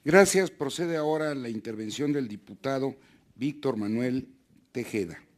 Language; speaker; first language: Spanish; native; Spanish